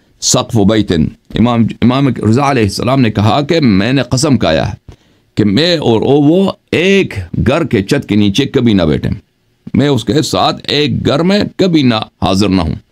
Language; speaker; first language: Urdu; non-native, fluent; Persian